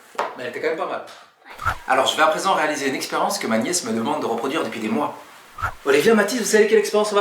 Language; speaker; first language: French; native; French